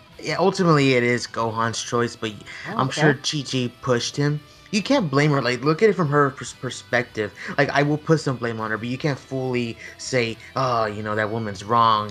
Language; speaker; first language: English; native; English